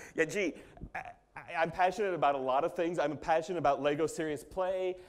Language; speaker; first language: English; native; English